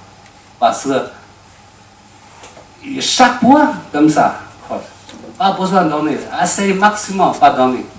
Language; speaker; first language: French; non-native, learner; Chinese